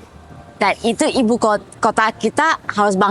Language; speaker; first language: Indonesian; early bilingual, heritage; Indonesian